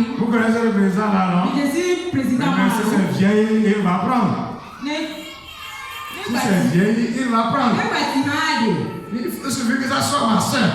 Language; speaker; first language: French; non-native, local second language; Ewe